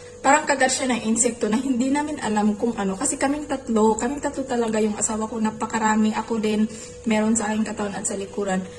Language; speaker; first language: Filipino; non-native, local second language; Cebuano